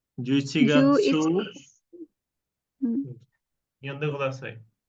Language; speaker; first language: Japanese; non-native, learner; Bangla